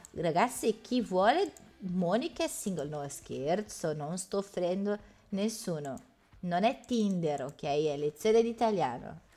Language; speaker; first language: Italian; non-native, fluent; Portuguese